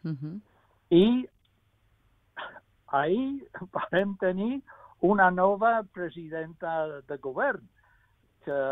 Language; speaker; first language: Catalan; non-native, fluent; English